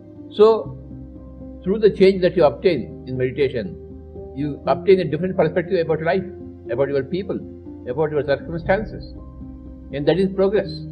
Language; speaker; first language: English; non-native, local second language; Telugu